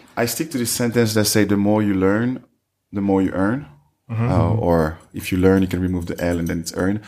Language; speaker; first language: English; non-native, fluent; French